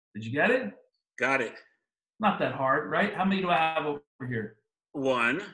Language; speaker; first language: English; native; English